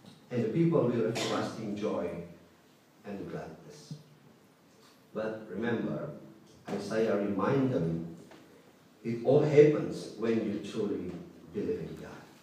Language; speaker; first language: English; non-native, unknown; Indonesian